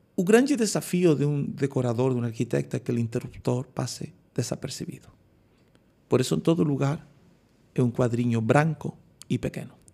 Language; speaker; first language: Portuguese; non-native, fluent; Spanish